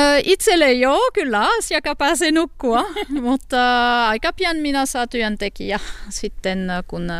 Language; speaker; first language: Finnish; non-native, learner; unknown